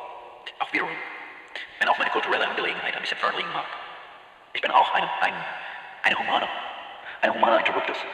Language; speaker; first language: German; non-native, learner; English